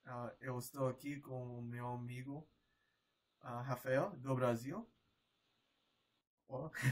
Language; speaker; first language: Portuguese; non-native, learner; English